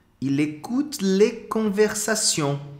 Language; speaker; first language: French; non-native, fluent; Portuguese